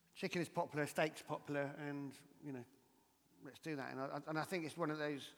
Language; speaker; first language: English; native; English